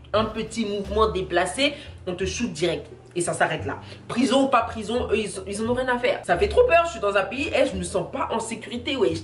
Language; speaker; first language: French; native; French